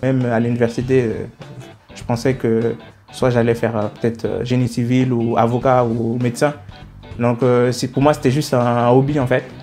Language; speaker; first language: French; non-native, local second language; Haitian Creole